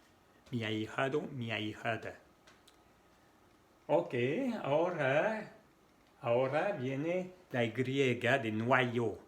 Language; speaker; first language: Spanish; non-native, fluent; French